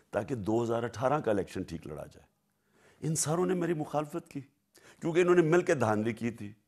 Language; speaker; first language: Urdu; native; Urdu